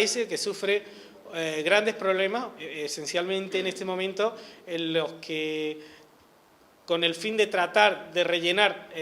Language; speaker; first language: Spanish; native; Spanish